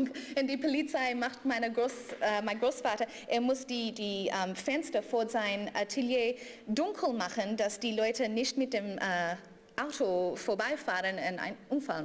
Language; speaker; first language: German; non-native, learner; English